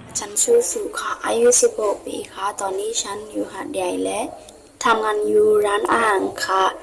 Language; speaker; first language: Thai; non-native, learner; Burmese